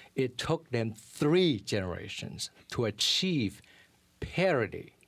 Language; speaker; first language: English; early bilingual, other home language; Vietnamese